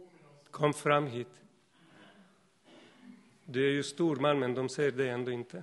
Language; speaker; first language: Swedish; non-native, fluent; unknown